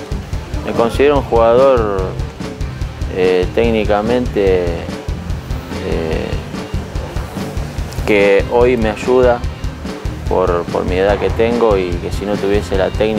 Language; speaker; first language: Spanish; native; Spanish